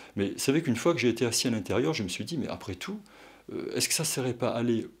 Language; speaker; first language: French; native; French